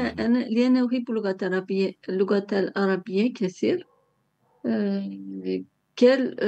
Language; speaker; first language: Arabic; non-native, learner; Turkish